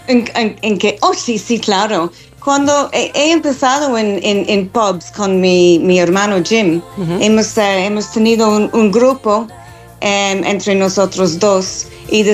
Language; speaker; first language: Spanish; non-native, fluent; English